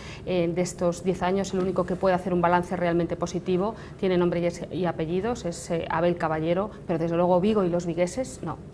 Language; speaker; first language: Spanish; native; Spanish